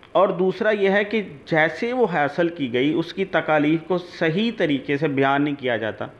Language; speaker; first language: Urdu; native; Urdu